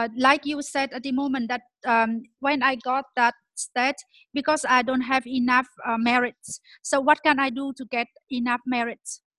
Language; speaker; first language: English; non-native, fluent; Vietnamese